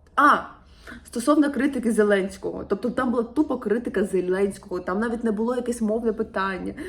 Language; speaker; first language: Ukrainian; non-native, local second language; Russian